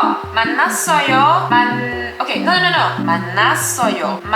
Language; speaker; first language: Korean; non-native, learner; English